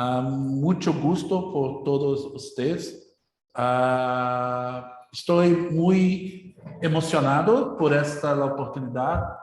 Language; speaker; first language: Spanish; non-native, learner; Portuguese